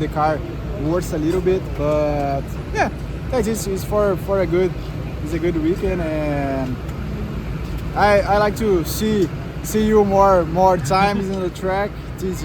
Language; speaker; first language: English; non-native, learner; Portuguese